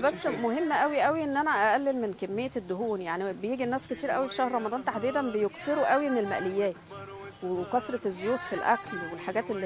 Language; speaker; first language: Arabic; native; Arabic